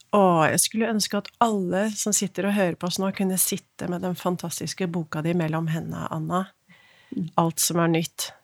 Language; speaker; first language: Norwegian; native; Norwegian